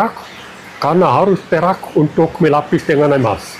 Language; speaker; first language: Indonesian; non-native, fluent; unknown